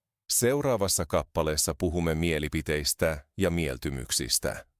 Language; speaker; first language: Finnish; non-native, fluent; Spanish